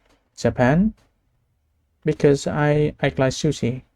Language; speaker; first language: English; non-native, learner; Vietnamese